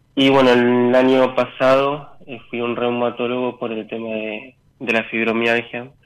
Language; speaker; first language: Spanish; native; Spanish